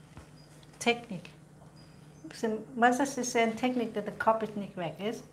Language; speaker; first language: German; non-native, learner; Thai